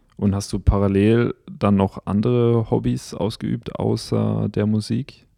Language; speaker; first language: German; native; German